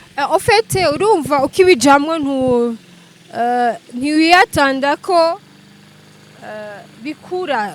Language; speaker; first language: Rundi; native; Rundi